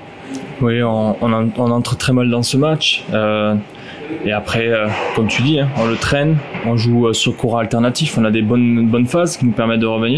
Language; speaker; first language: French; native; French